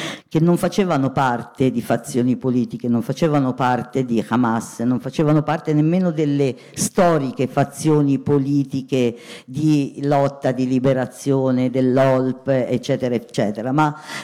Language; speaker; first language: Italian; native; Italian